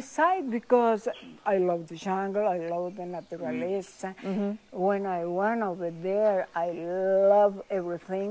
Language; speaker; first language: English; non-native, learner; Spanish